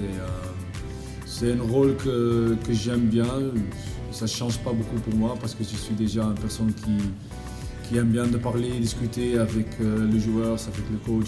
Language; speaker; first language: French; non-native, learner; Dutch